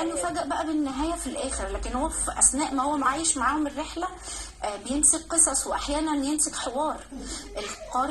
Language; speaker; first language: Arabic; native; Arabic